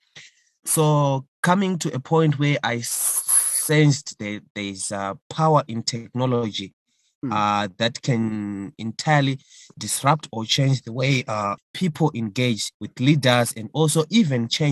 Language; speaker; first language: English; non-native, local second language; Shona